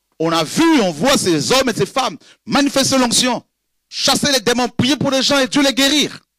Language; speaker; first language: French; non-native, local second language; Lingala